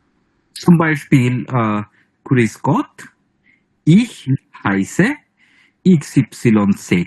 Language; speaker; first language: German; non-native, fluent; Bangla